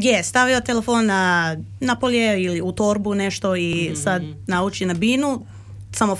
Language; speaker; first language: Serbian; early bilingual, heritage; Serbian